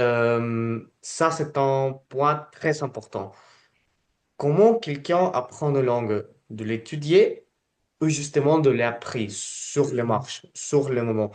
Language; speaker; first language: French; non-native, fluent; Spanish